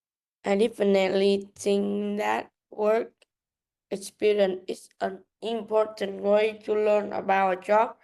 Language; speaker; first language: English; non-native, learner; Vietnamese